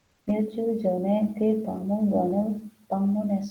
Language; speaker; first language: Korean; non-native, learner; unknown